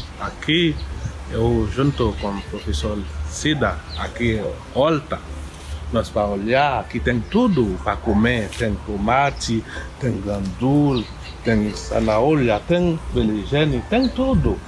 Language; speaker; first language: Portuguese; non-native, learner; Haitian Creole